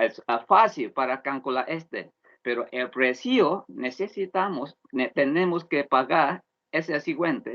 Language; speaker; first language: Spanish; non-native, learner; Vietnamese